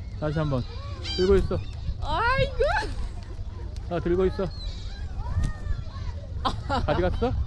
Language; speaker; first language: Korean; native; Korean